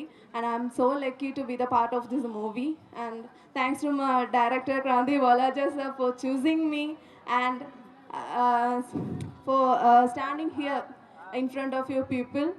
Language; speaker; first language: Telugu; non-native, local second language; Malayalam